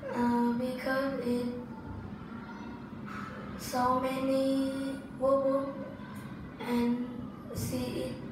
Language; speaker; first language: English; non-native, learner; Vietnamese